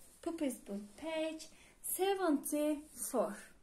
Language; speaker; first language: English; non-native, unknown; Turkish